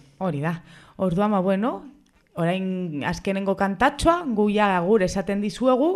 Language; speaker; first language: Basque; non-native, local second language; Spanish